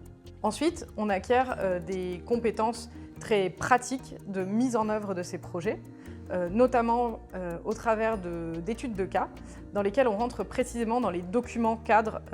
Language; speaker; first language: French; native; French